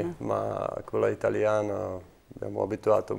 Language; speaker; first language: Italian; non-native, fluent; Czech